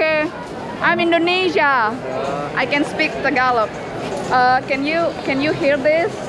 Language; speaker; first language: English; non-native, learner; Indonesian